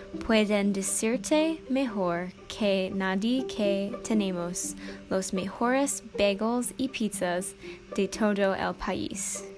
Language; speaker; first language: Spanish; non-native, learner; English